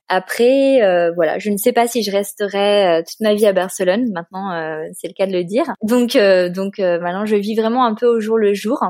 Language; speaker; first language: French; native; French